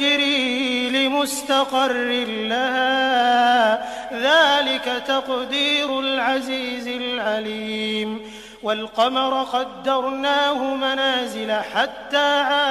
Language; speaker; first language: Arabic; native; Arabic